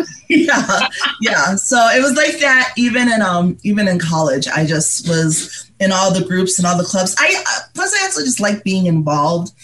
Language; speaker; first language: English; native; English